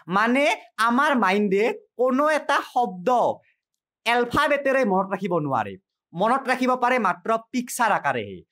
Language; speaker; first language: Assamese; native; Assamese